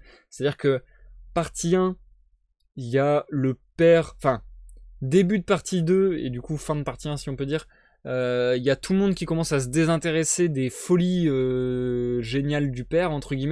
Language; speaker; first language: French; native; French